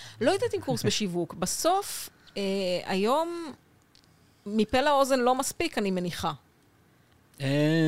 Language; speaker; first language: Hebrew; native; Hebrew